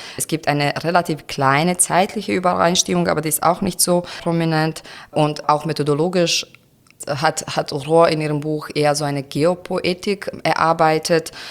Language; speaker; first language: German; non-native, fluent; Croatian